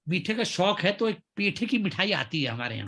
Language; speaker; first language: Hindi; native; Hindi